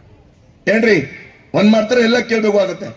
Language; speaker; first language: Kannada; non-native, local second language; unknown